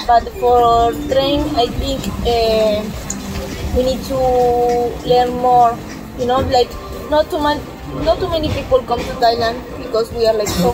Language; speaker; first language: English; non-native, learner; Spanish